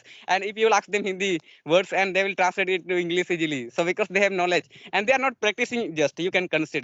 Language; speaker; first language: English; non-native, learner; Santali